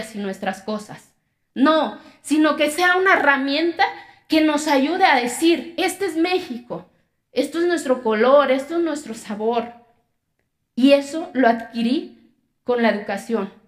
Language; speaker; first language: Spanish; non-native, local second language; Zapotec